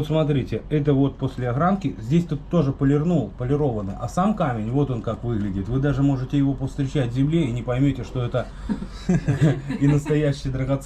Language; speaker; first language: Russian; native; Russian